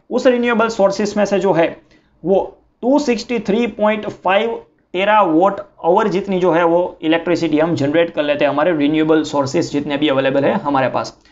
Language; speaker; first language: Hindi; non-native, local second language; Gujarati